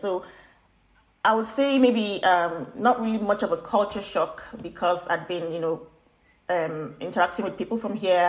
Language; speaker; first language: English; non-native, local second language; Yoruba